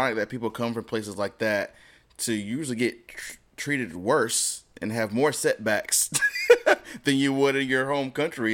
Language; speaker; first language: English; native; English